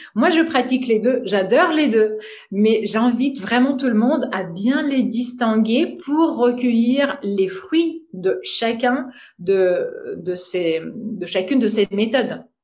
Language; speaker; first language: French; non-native, fluent; Russian